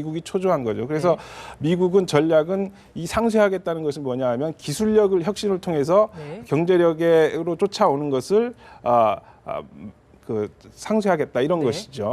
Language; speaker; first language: Korean; native; Korean